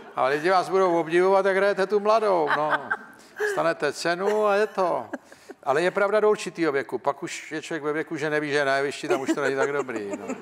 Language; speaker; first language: Czech; native; Czech